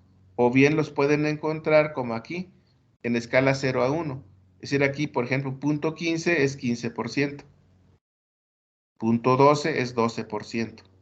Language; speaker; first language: Spanish; native; Spanish